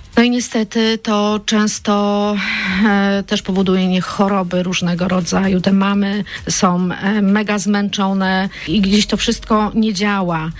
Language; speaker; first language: Polish; native; Polish